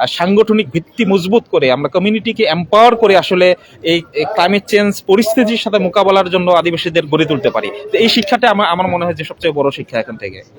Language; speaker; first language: Bangla; non-native, local second language; Chakma